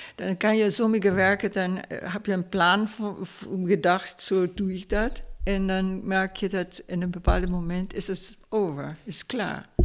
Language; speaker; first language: Dutch; non-native, fluent; Spanish